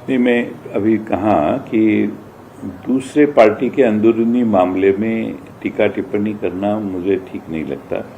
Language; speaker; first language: Hindi; non-native, local second language; Marathi